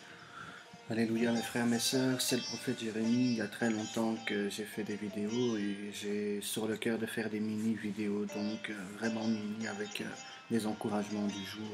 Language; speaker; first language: French; native; French